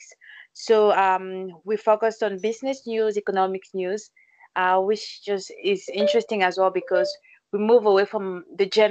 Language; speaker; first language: English; non-native, local second language; French